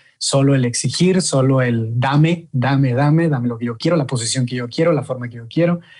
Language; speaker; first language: Spanish; native; Spanish